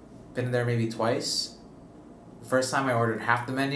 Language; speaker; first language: English; non-native, local second language; Filipino